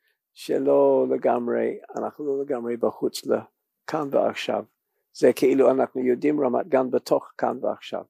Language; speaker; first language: Hebrew; non-native, fluent; English